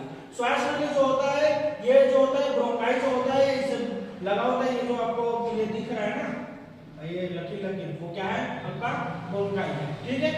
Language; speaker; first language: Hindi; non-native, local second language; Chhattisgarhi